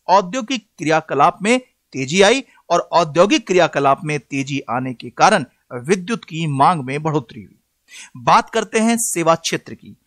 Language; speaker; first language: Hindi; native; Hindi